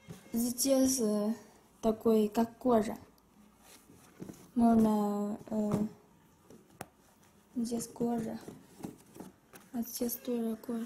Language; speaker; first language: Russian; non-native, learner; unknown